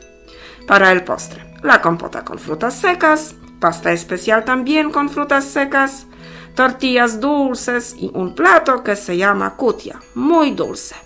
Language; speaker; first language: Spanish; non-native, learner; Polish